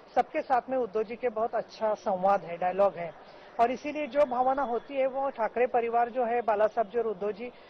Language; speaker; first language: Hindi; non-native, local second language; Marathi